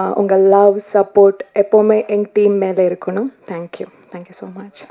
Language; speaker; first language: Tamil; non-native, learner; Kannada